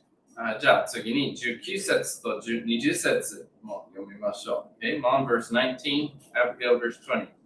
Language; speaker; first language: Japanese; non-native, fluent; English